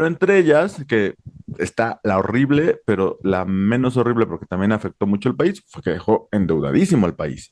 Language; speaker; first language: Spanish; native; Spanish